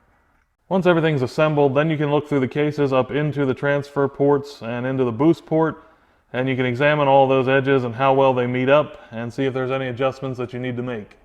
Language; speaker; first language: English; native; English